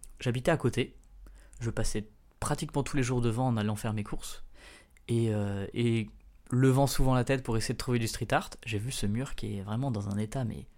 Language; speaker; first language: French; native; French